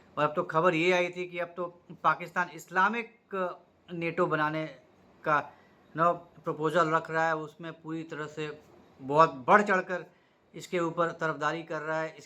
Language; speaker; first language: Hindi; native; Hindi